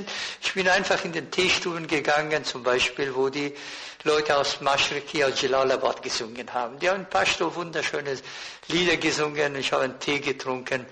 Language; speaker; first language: German; non-native, fluent; Persian